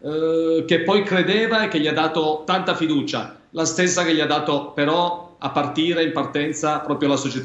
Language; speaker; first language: Italian; native; Italian